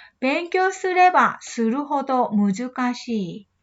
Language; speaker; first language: Japanese; non-native, fluent; Korean